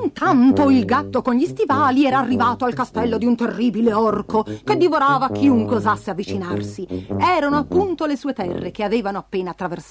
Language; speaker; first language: Italian; native; Italian